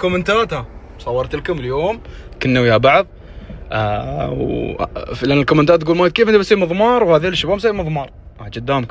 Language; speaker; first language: Arabic; native; Arabic